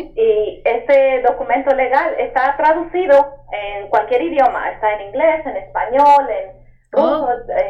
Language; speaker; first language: Spanish; native; Spanish